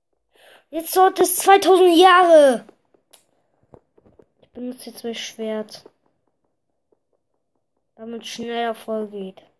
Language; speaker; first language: German; early bilingual, other home language; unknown